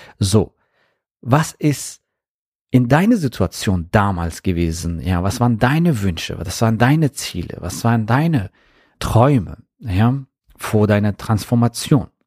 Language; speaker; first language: German; non-native, fluent; Persian